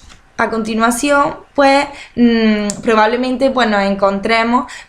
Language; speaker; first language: Spanish; native; Spanish